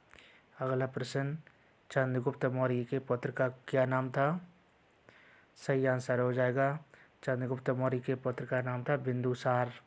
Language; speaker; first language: Hindi; native; Hindi